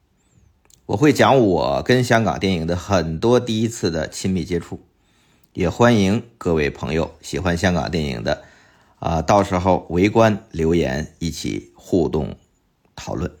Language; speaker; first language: Chinese; native; Chinese